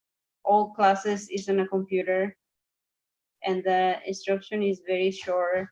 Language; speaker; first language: English; non-native, learner; Spanish